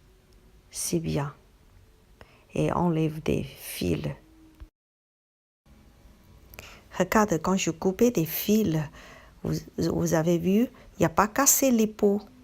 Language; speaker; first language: French; non-native, learner; Chinese